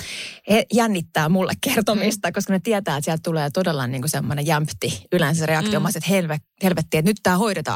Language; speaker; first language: Finnish; native; Finnish